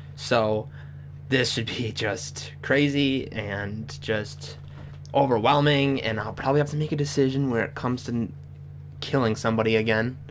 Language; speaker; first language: English; native; English